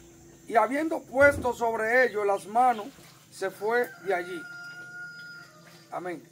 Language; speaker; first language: Spanish; native; Spanish